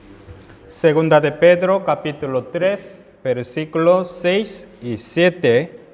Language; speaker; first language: Spanish; non-native, fluent; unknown